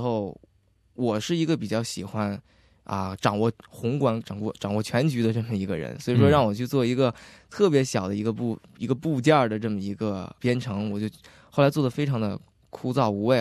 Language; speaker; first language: Chinese; native; Chinese